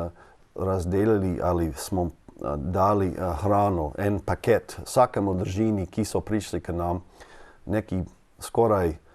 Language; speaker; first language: Slovenian; non-native, learner; English